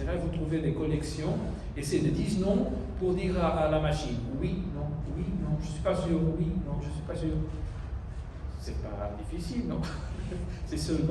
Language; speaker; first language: French; non-native, learner; Spanish